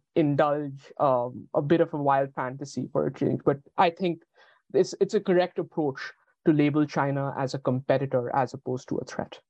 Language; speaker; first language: English; non-native, local second language; Bangla